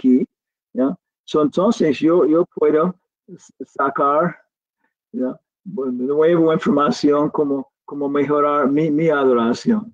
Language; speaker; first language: Spanish; non-native, learner; English